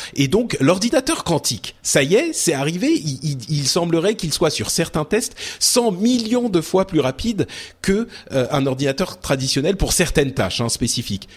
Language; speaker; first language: French; early bilingual, other home language; Arabic